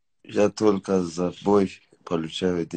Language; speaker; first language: Russian; non-native, learner; Tajik